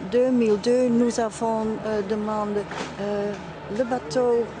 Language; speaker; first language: French; non-native, learner; Dutch